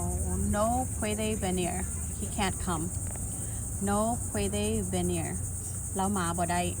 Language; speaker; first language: Spanish; non-native, learner; Lao